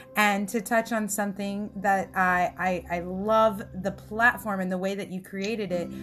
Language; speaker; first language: English; early bilingual, other home language; Italian